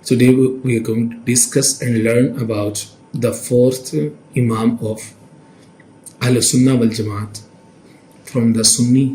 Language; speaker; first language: English; non-native, local second language; Urdu